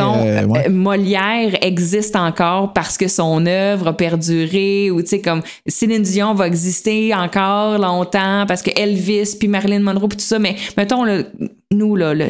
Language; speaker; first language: French; native; French